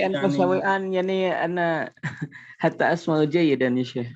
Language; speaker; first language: Arabic; non-native, learner; Indonesian